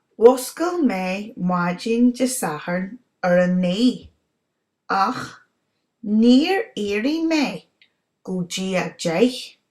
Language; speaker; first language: Irish; non-native, local second language; English